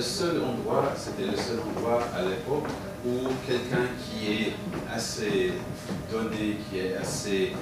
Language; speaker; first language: French; non-native, fluent; English